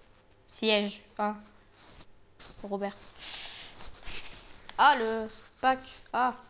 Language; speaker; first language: French; native; French